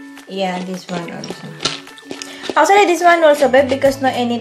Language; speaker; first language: English; non-native, learner; Filipino